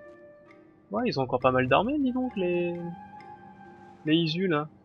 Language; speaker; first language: French; native; French